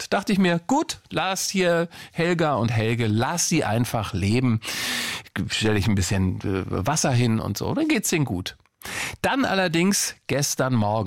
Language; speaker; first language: German; native; German